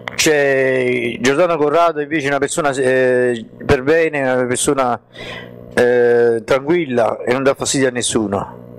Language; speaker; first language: Italian; native; Italian